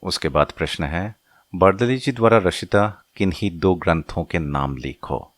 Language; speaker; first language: Hindi; non-native, local second language; Assamese